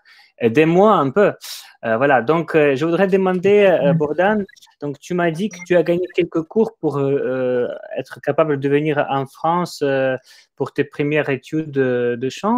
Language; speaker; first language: French; non-native, fluent; Ukrainian